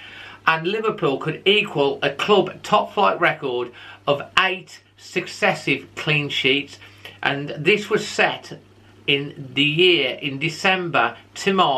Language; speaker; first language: English; native; English